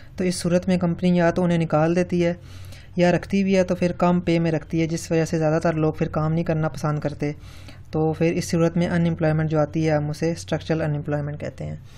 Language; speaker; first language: Urdu; non-native, local second language; Punjabi